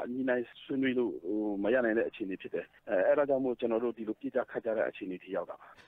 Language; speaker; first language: Burmese; non-native, local second language; Shwe Palaung